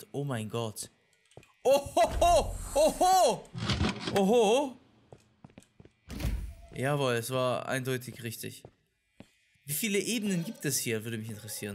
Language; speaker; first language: German; native; German